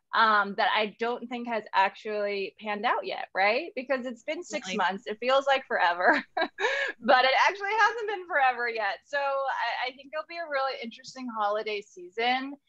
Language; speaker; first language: English; native; English